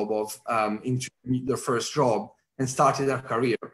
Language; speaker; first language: English; non-native, fluent; Italian